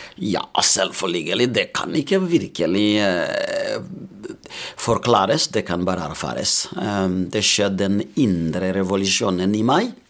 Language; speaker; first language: Norwegian; non-native, fluent; Rundi